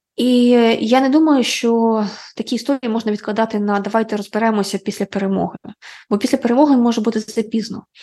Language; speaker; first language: Ukrainian; non-native, local second language; Russian